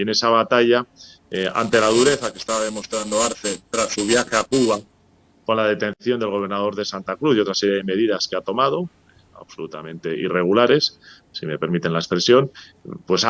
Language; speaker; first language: Spanish; native; Spanish